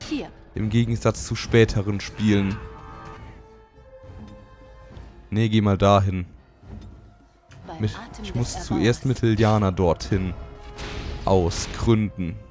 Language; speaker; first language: German; native; German